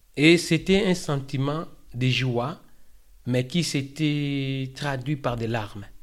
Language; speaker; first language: French; non-native, local second language; Lingala